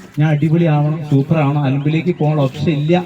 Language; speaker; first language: Malayalam; native; Malayalam